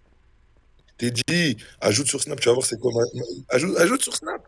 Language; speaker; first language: French; native; French